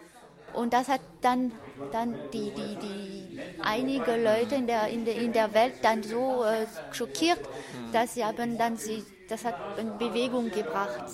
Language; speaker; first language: German; non-native, fluent; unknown